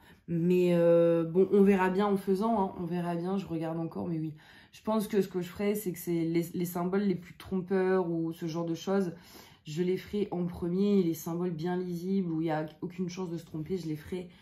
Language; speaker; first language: French; native; French